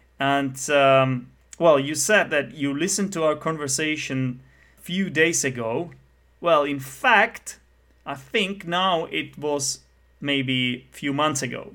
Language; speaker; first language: English; non-native, fluent; Czech